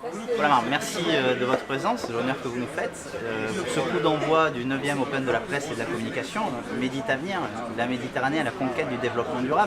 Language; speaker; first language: French; native; French